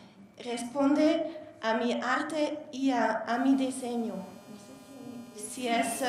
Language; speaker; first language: Spanish; non-native, learner; Hungarian